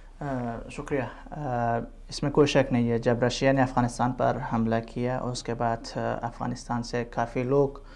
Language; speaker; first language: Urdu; non-native, fluent; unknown